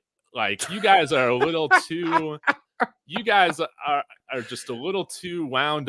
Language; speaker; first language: English; native; English